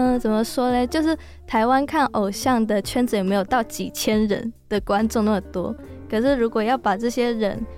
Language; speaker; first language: Chinese; non-native, local second language; Cantonese